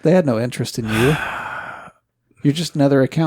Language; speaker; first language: English; native; English